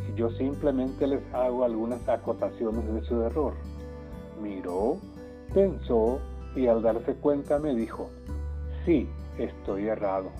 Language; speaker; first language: Spanish; non-native, local second language; Guarani